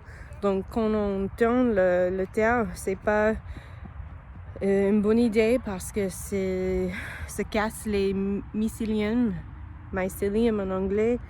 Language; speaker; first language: French; non-native, learner; English